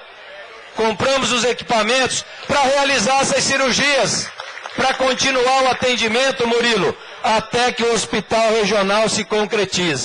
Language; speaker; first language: Portuguese; native; Portuguese